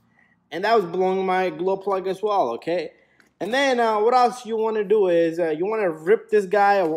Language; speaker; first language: English; native; English